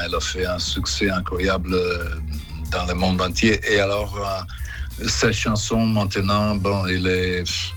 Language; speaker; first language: French; non-native, fluent; Italian